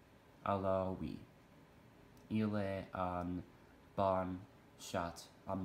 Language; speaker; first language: French; non-native, learner; English